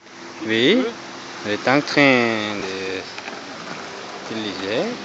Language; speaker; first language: French; non-native, learner; Korean